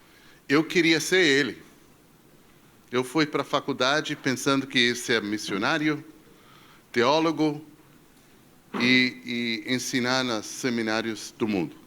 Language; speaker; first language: Portuguese; non-native, fluent; English